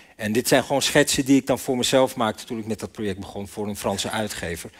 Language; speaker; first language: Dutch; native; Dutch